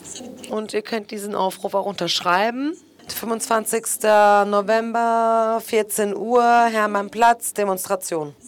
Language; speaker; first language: German; non-native, fluent; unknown